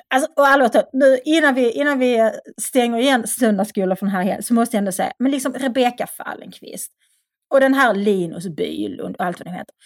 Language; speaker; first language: Swedish; native; Swedish